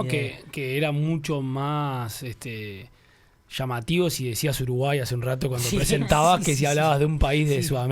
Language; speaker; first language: Spanish; native; Spanish